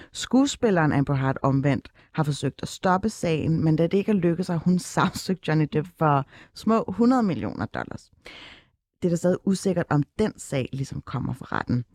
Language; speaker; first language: Danish; early bilingual, other home language; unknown